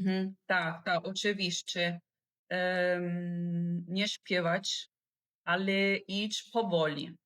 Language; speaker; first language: Polish; non-native, learner; Italian